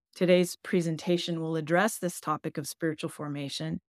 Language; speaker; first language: English; early bilingual, other home language; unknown